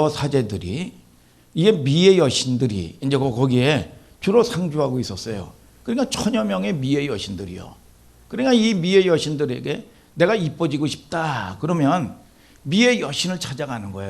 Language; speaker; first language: Korean; native; Korean